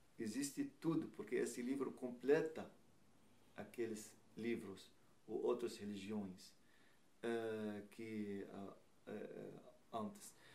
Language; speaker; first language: Portuguese; non-native, learner; Arabic